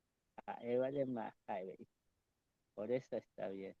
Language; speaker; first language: Spanish; non-native, local second language; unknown